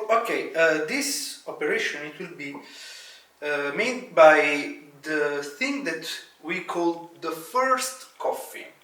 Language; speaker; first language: English; non-native, fluent; Italian